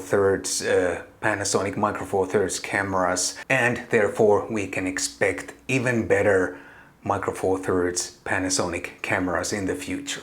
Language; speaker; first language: English; non-native, fluent; Finnish